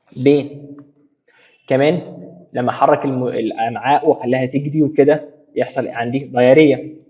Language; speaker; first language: Arabic; native; Arabic